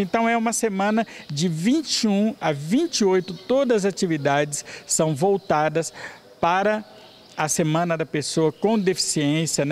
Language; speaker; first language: Portuguese; native; Portuguese